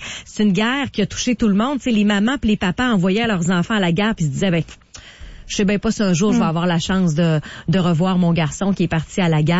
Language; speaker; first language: French; native; French